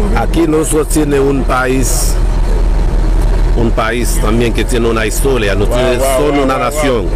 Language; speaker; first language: Spanish; non-native, local second language; Haitian Creole